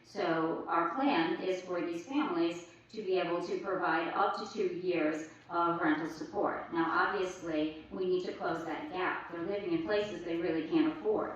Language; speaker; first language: English; early bilingual, other home language; French